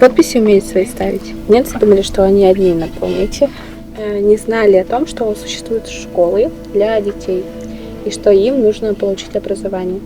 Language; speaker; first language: Russian; non-native, local second language; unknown